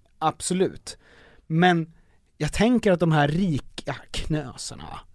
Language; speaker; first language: Swedish; native; Swedish